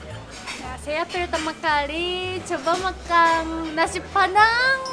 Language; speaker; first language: Indonesian; non-native, learner; Japanese